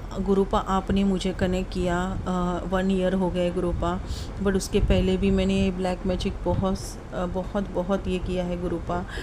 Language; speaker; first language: Hindi; non-native, local second language; Marathi